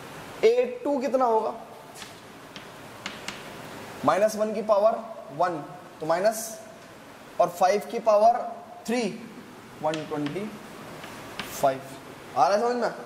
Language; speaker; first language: Hindi; native; Hindi